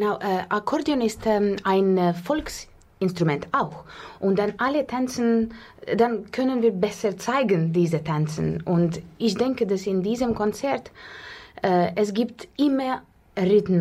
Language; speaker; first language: German; non-native, fluent; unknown